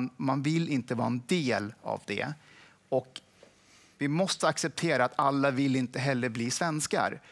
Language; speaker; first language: Swedish; early bilingual, other home language; Persian